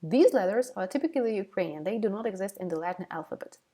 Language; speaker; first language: English; non-native, fluent; Ukrainian